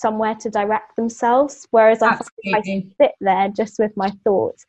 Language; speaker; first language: English; native; English